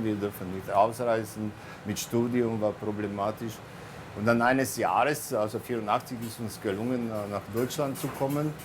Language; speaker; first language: German; non-native, fluent; Slovak